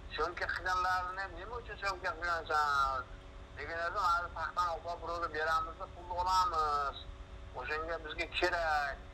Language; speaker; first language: Uzbek; native; Uzbek